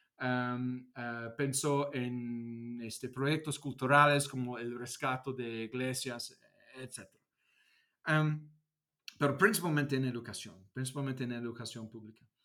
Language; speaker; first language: Spanish; non-native, fluent; English